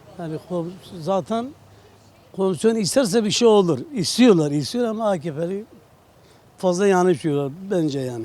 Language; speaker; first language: Turkish; non-native, local second language; Kurdish